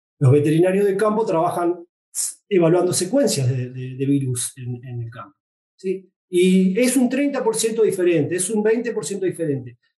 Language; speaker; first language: Spanish; native; Spanish